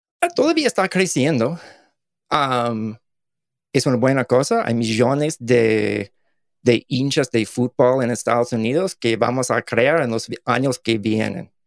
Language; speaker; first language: Spanish; non-native, learner; English